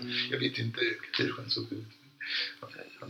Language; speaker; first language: Swedish; non-native, fluent; Polish